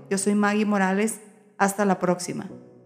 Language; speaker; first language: Spanish; native; Spanish